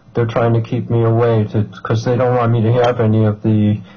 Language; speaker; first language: English; native; English